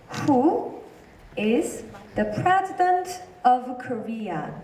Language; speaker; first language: English; non-native, learner; Korean